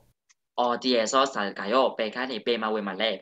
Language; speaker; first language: Korean; non-native, fluent; Thai